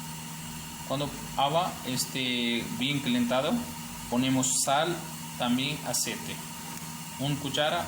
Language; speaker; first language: Spanish; non-native, learner; Urdu